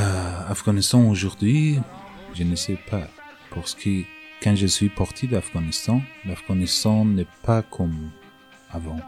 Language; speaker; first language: French; non-native, learner; Persian